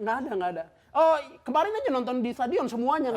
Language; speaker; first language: Indonesian; native; Indonesian